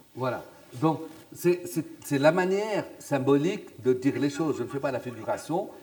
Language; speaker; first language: French; non-native, local second language; Arabic